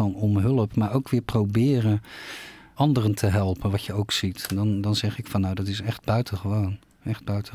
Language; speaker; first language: Dutch; native; Dutch